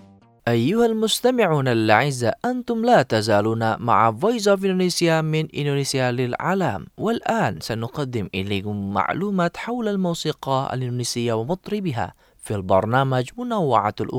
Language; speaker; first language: Arabic; non-native, fluent; Indonesian